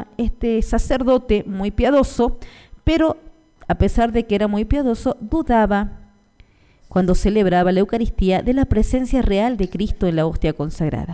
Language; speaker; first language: Spanish; native; Spanish